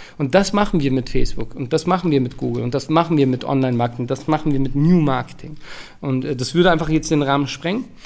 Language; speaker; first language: German; early bilingual, other home language; Turkish